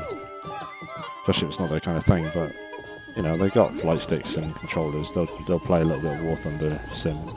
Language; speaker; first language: English; native; English